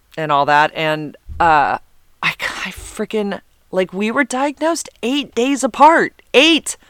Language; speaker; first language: English; native; English